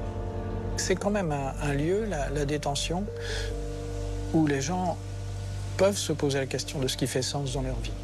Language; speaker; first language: French; native; French